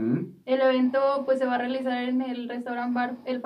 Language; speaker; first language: Spanish; native; Spanish